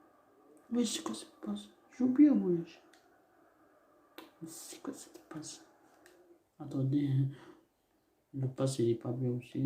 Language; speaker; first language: French; non-native, learner; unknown